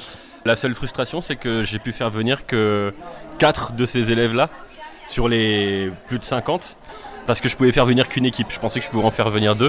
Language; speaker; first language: French; native; French